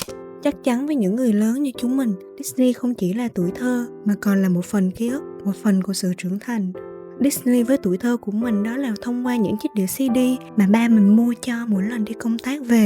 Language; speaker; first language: Vietnamese; native; Vietnamese